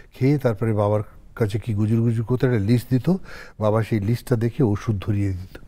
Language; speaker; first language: Bangla; native; Bangla